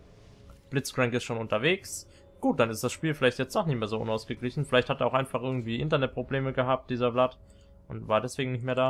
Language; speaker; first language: German; native; German